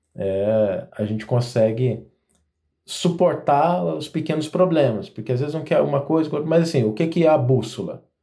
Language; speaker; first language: Portuguese; native; Portuguese